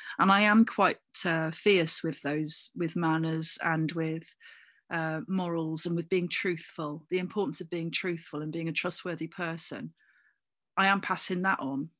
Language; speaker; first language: English; native; English